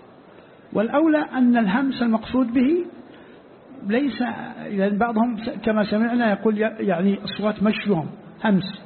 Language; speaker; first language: Arabic; native; Arabic